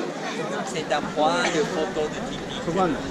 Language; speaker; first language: French; non-native, learner; Japanese